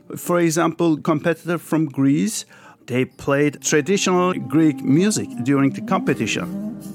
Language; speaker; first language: English; early bilingual, other home language; Turkish